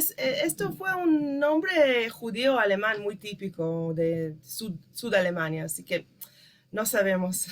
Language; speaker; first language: Spanish; non-native, fluent; Hebrew